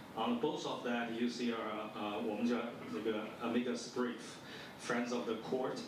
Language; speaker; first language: English; non-native, fluent; Chinese